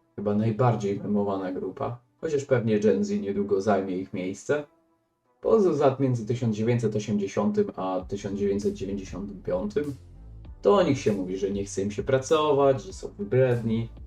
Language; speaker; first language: Polish; native; Polish